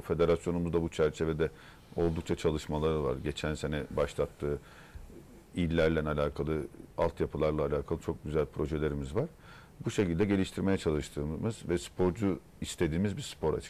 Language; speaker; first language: Turkish; native; Turkish